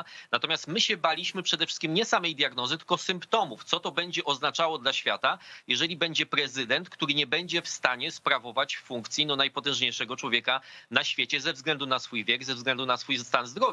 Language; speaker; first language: Polish; native; Polish